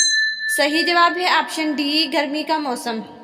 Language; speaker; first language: Urdu; native; Urdu